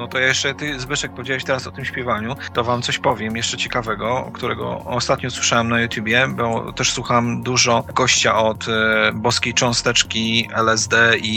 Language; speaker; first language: Polish; native; Polish